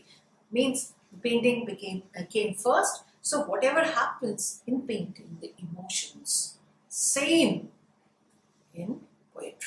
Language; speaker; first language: English; non-native, local second language; Hindi